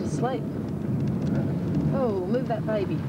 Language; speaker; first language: English; native; English